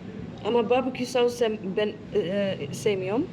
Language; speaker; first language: Turkish; non-native, learner; Dutch